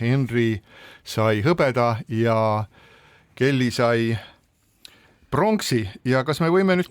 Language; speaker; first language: Estonian; native; Estonian